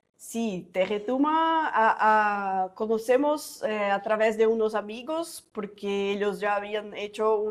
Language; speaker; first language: Spanish; non-native, fluent; Portuguese